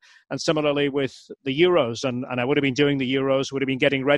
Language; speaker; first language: English; native; English